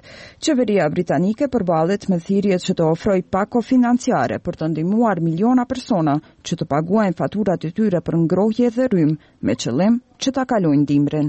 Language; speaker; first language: Albanian; native; Albanian